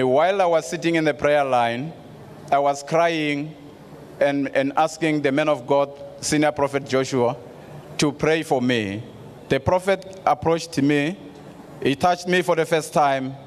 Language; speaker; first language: English; non-native, local second language; Tsonga